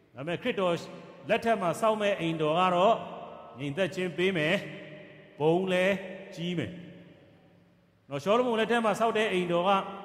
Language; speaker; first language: Burmese; non-native, local second language; Kachin